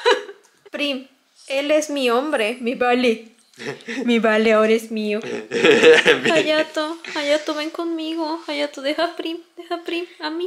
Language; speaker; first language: Spanish; native; Spanish